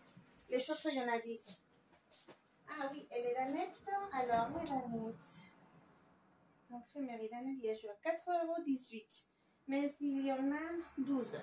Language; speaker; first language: French; non-native, fluent; Spanish